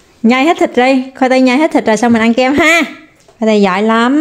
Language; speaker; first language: Vietnamese; native; Vietnamese